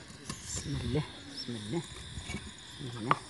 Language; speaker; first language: Arabic; native; Arabic